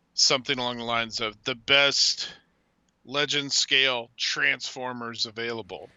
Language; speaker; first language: English; native; English